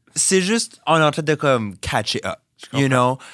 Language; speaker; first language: French; native; French